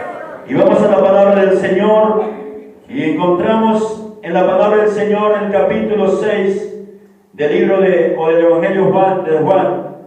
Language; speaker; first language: Spanish; native; Spanish